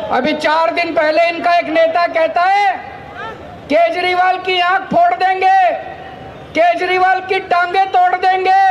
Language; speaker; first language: Hindi; native; Hindi